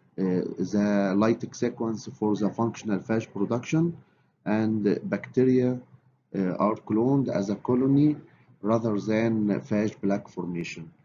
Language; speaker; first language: English; non-native, fluent; Arabic